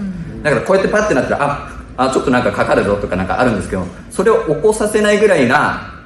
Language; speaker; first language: Japanese; native; Japanese